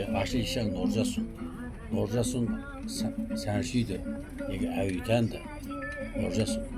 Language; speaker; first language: Chinese; non-native, local second language; Kazakh